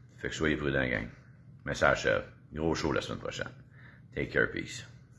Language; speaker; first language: French; native; French